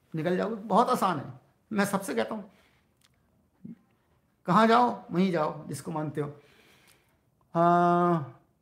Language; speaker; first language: Hindi; native; Hindi